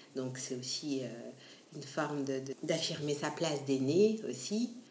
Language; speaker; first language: French; native; French